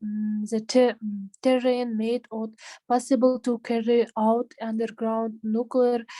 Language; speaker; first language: English; non-native, learner; Kazakh